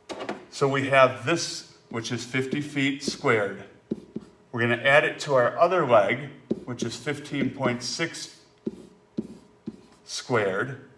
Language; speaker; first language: English; native; English